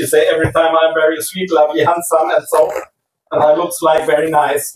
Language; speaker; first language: English; non-native, learner; German